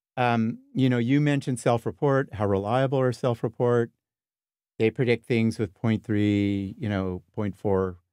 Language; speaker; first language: English; native; English